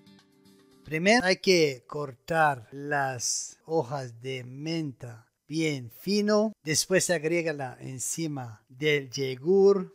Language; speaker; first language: Spanish; non-native, fluent; Arabic